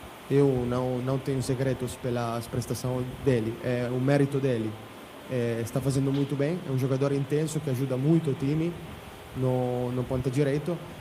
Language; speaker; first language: Portuguese; non-native, fluent; Italian